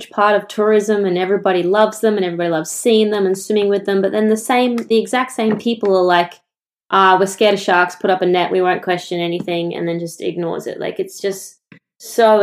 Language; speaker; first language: English; native; English